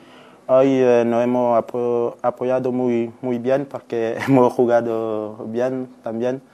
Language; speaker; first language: Spanish; non-native, fluent; French